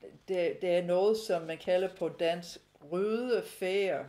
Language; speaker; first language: Danish; non-native, fluent; English